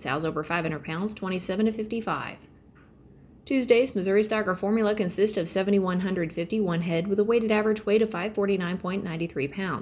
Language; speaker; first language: English; native; English